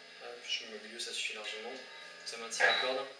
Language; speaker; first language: French; native; French